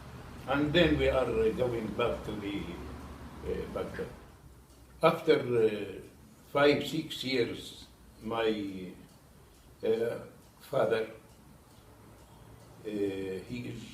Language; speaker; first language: English; non-native, learner; Hebrew